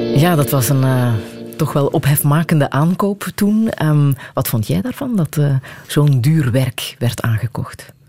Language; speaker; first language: Dutch; native; Dutch